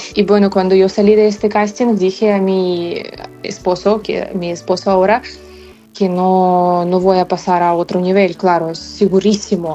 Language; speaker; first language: Spanish; non-native, fluent; Ukrainian